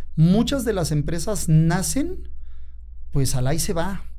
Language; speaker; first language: Spanish; native; Spanish